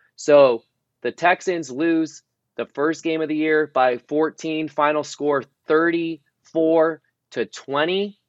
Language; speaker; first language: English; native; English